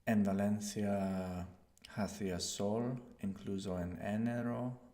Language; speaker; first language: Spanish; non-native, learner; English